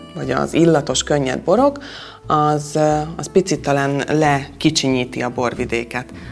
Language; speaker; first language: Hungarian; native; Hungarian